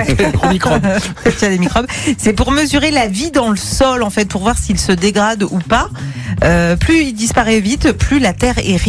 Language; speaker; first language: French; native; French